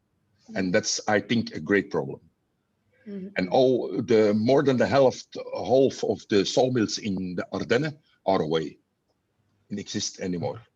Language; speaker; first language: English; non-native, learner; Dutch